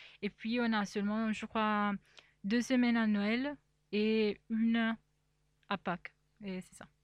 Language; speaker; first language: French; non-native, fluent; Italian